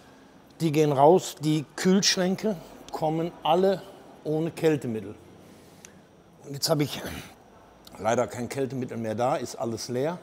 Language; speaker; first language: German; native; German